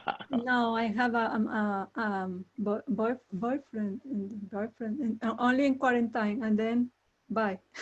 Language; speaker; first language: English; non-native, learner; Spanish